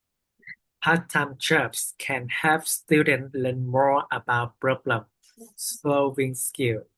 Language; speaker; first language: English; non-native, learner; Vietnamese